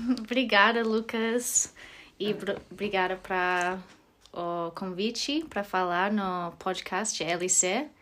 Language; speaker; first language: Portuguese; non-native, learner; English